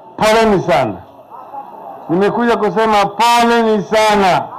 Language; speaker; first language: Swahili; non-native, local second language; Luo (Kenya and Tanzania)